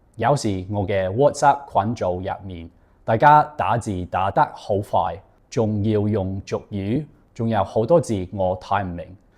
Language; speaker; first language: Cantonese; non-native, fluent; English